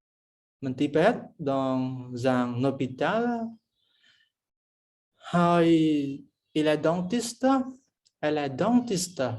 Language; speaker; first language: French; non-native, fluent; Khmer